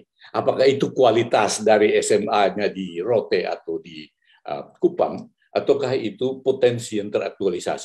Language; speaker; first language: Malay; native; Malay